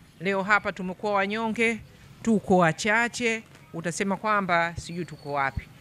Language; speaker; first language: Swahili; native; Swahili